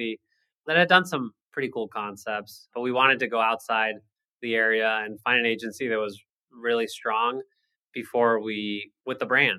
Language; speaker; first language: English; native; English